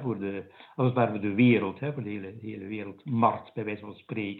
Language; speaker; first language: Dutch; native; Dutch